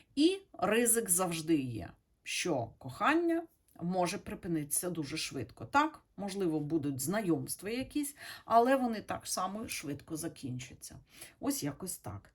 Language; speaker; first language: Ukrainian; non-native, local second language; Russian